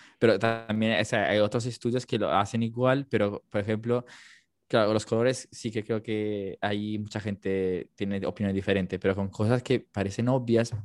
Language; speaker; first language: Spanish; non-native, fluent; Italian